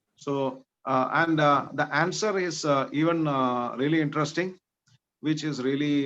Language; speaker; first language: English; non-native, local second language; Malayalam